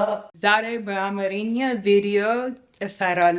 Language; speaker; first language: Amharic; non-native, learner; Arabic